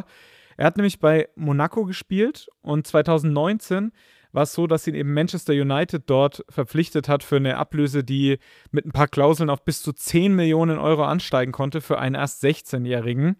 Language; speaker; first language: German; native; German